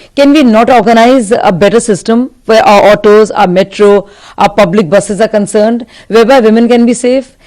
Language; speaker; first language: English; non-native, local second language; Hindi